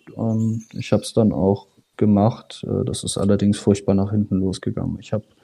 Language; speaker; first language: German; native; German